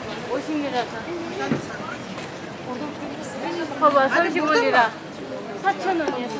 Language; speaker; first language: Korean; non-native, fluent; Turkish